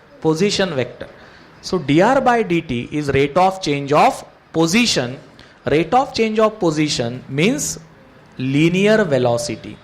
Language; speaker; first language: English; non-native, local second language; Marathi